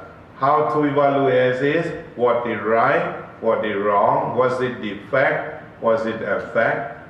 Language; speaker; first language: English; non-native, learner; Thai